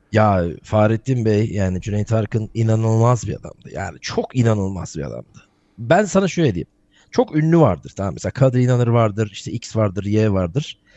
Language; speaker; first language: Turkish; native; Turkish